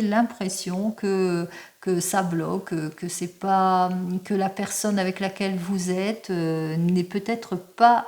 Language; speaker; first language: French; native; French